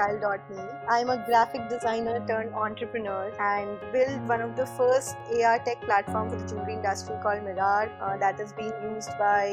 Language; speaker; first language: English; non-native, local second language; Hindi